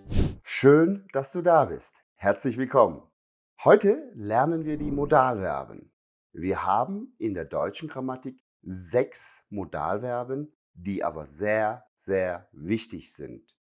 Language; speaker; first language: German; non-native, fluent; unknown